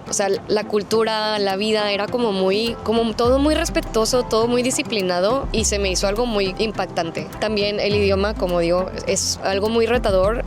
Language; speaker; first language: Spanish; native; Spanish